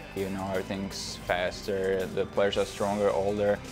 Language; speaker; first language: English; non-native, fluent; Czech